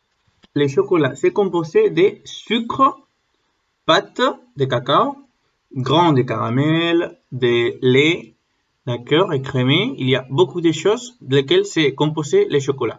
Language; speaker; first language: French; non-native, learner; Spanish